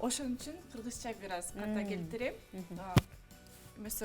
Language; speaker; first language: Kyrgyz; non-native, local second language; Russian